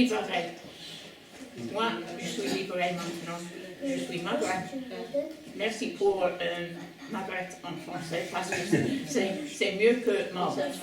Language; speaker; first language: French; non-native, learner; English